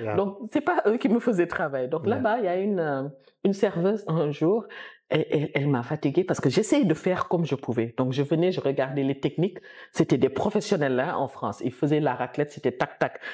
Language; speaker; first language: French; non-native, local second language; Wolof